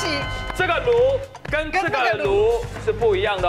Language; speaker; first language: Chinese; native; Chinese